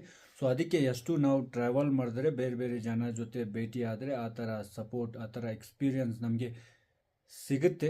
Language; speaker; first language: Kannada; non-native, fluent; Ladakhi